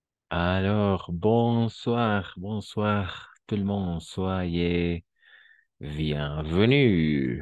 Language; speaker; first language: French; non-native, fluent; Spanish